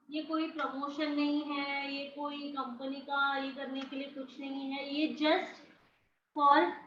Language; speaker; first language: Hindi; non-native, local second language; Marathi